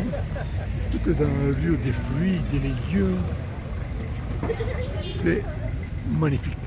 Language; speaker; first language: French; non-native, fluent; Bulgarian